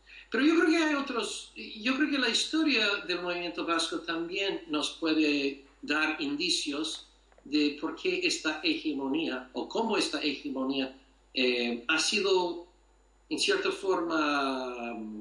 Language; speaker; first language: Spanish; non-native, fluent; English